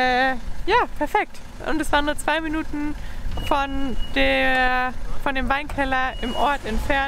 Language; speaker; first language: German; native; German